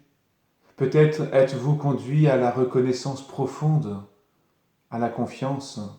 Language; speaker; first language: French; native; French